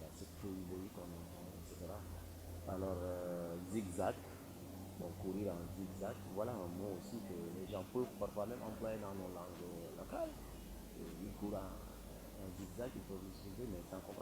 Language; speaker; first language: French; non-native, fluent; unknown